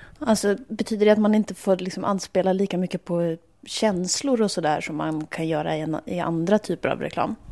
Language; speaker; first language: Swedish; native; Swedish